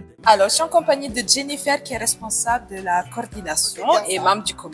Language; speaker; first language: French; native; French